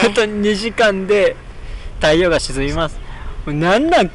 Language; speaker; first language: Japanese; native; Japanese